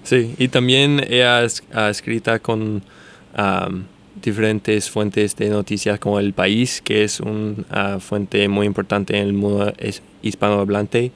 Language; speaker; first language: Spanish; non-native, fluent; English